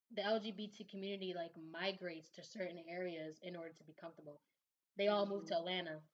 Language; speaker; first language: English; native; English